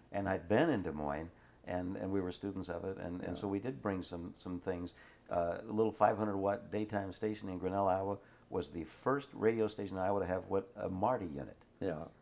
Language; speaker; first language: English; native; English